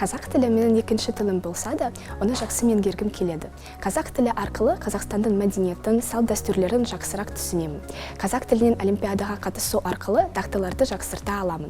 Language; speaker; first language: Kazakh; non-native, local second language; Russian